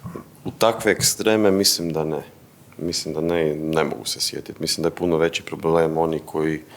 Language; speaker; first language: Bosnian; native; Bosnian